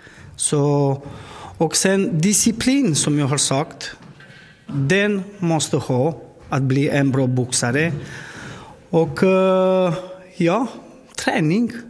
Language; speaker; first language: Swedish; non-native, learner; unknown